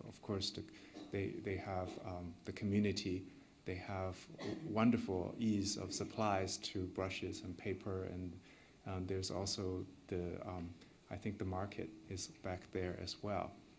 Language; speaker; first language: English; non-native, fluent; Chinese